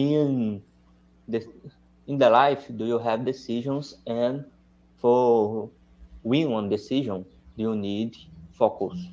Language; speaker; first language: English; non-native, learner; Portuguese